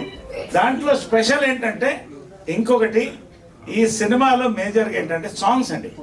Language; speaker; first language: Telugu; native; Telugu